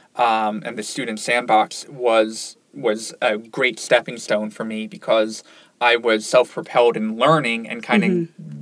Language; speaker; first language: English; native; English